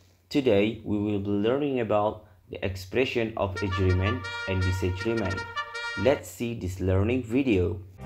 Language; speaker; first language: English; non-native, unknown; Indonesian